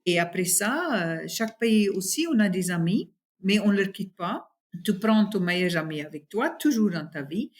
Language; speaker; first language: French; non-native, fluent; Afrikaans